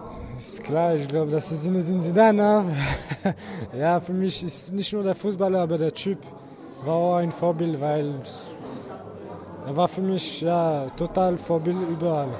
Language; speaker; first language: German; non-native, learner; French